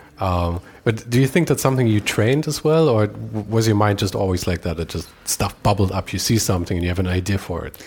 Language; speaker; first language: English; non-native, fluent; German